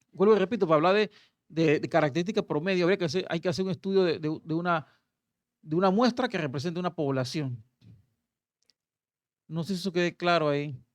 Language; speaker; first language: Spanish; native; Spanish